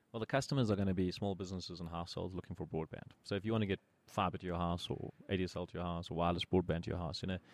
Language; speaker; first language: English; native; English